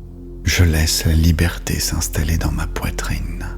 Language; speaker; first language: French; native; French